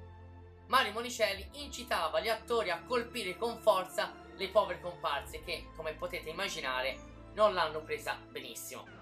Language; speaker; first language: Italian; native; Italian